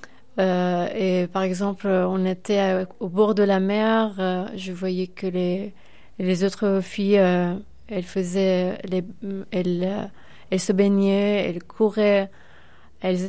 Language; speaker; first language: French; non-native, fluent; Persian